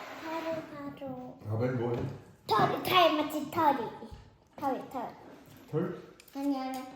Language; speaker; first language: Korean; early bilingual, heritage; French